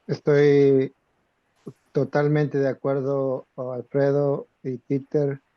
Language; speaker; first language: Spanish; non-native, fluent; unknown